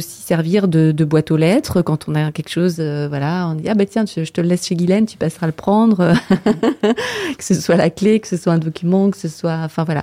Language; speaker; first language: French; native; French